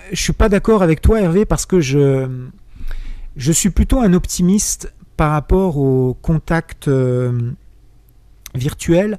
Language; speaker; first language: French; native; French